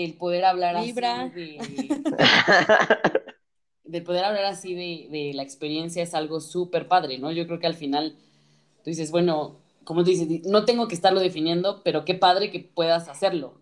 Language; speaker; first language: Spanish; native; Spanish